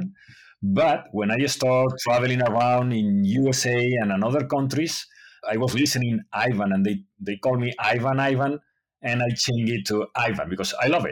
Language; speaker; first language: English; non-native, fluent; Spanish